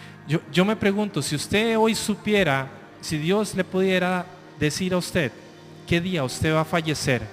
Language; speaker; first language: Spanish; native; Spanish